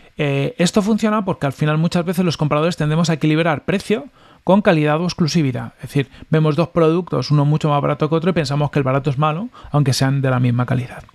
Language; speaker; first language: Spanish; native; Spanish